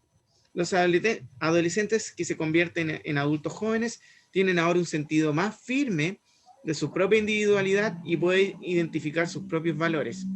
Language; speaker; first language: Spanish; native; Spanish